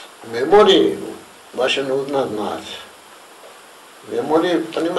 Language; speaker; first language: Russian; non-native, learner; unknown